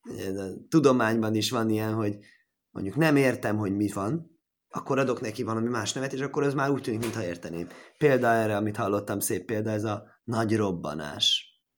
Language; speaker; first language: Hungarian; early bilingual, heritage; Hungarian